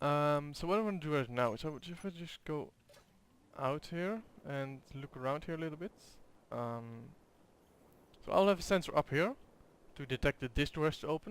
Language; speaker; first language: English; non-native, fluent; Dutch